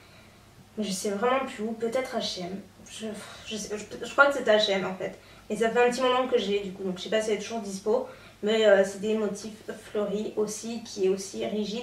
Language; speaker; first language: French; native; French